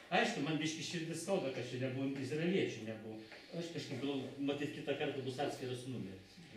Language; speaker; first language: Lithuanian; native; Lithuanian